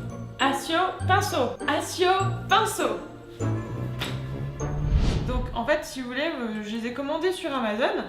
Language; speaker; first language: French; native; French